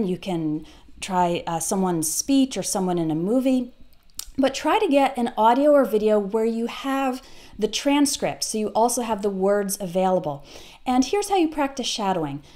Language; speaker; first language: English; native; English